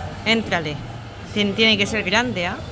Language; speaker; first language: Spanish; native; Spanish